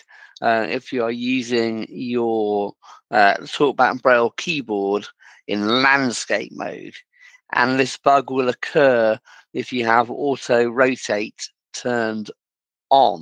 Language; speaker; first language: English; native; English